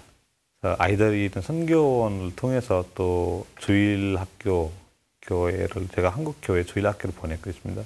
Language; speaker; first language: Korean; non-native, fluent; Nepali